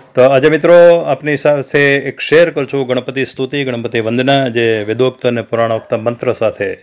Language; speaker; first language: Gujarati; native; Gujarati